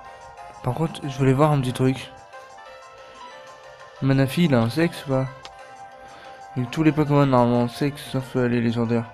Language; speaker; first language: French; native; French